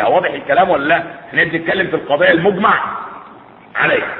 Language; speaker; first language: Arabic; native; Arabic